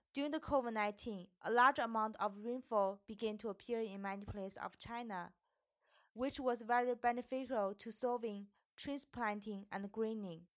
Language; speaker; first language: English; non-native, fluent; Chinese